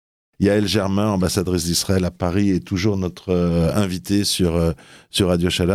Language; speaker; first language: French; native; French